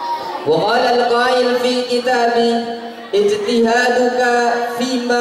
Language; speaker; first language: Arabic; non-native, learner; Indonesian